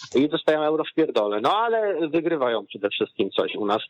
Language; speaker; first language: Polish; native; Polish